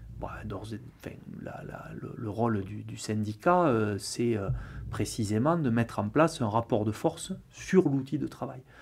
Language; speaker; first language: French; native; French